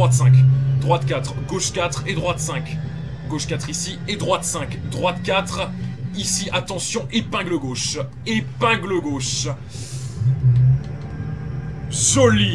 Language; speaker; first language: French; native; French